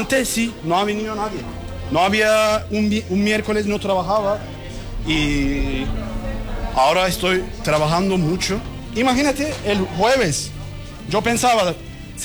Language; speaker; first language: Spanish; non-native, learner; Turkish